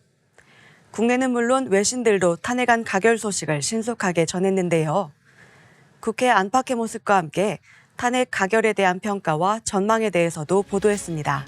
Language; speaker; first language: Korean; native; Korean